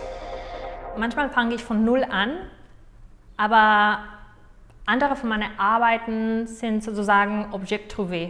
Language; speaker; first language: German; non-native, fluent; Spanish